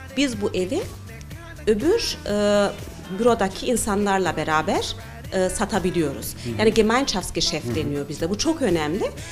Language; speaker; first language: Turkish; early bilingual, heritage; Turkish